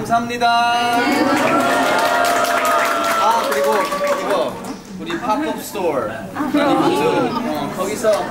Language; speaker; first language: Korean; early bilingual, heritage; English